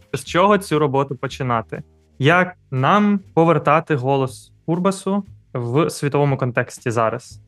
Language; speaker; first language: Ukrainian; native; Ukrainian